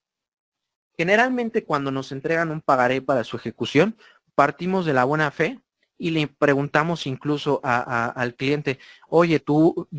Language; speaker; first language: Spanish; native; Spanish